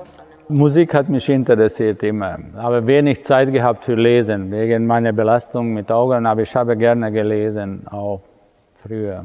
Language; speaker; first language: German; non-native, fluent; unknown